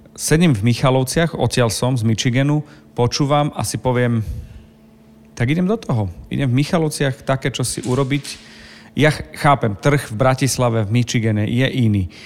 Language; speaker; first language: Slovak; native; Slovak